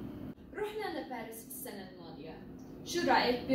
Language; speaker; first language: Arabic; non-native, learner; English